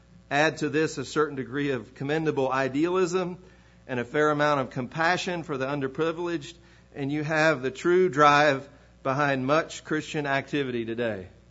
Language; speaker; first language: English; native; English